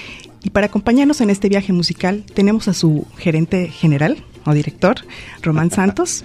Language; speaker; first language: Spanish; native; Spanish